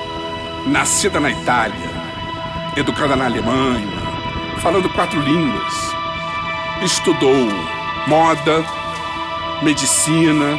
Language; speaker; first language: Portuguese; native; Portuguese